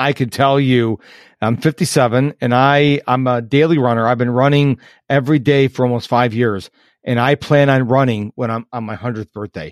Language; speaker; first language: English; native; English